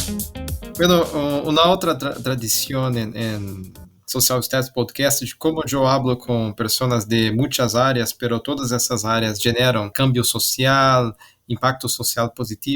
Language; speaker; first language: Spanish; non-native, learner; Portuguese